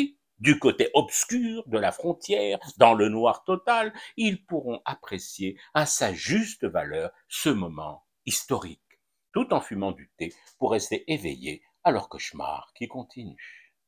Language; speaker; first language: French; non-native, local second language; Arabic